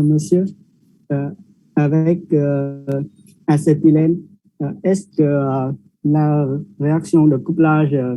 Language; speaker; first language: French; non-native, learner; Vietnamese